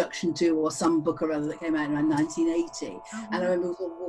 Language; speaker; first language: English; native; English